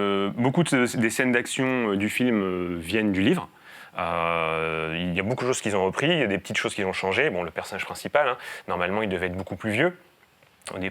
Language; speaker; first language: French; native; French